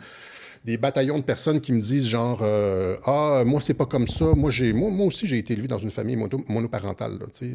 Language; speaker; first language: French; native; French